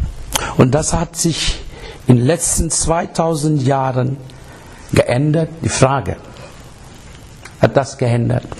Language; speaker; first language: German; non-native, learner; English